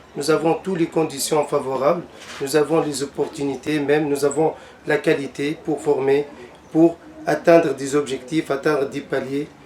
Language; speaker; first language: French; non-native, local second language; Arabic